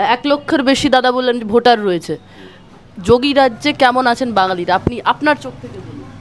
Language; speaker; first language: Bangla; native; Bangla